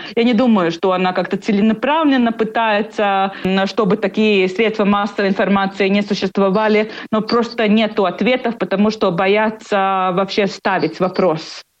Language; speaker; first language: Russian; non-native, local second language; Latvian